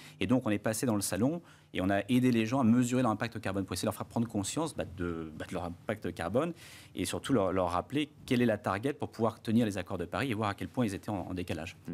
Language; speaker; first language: French; native; French